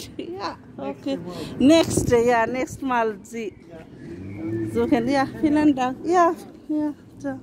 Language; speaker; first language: German; non-native, learner; Bangla